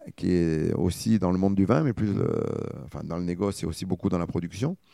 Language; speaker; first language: French; native; French